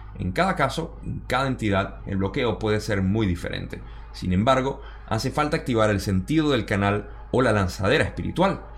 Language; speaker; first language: Spanish; early bilingual, heritage; Spanish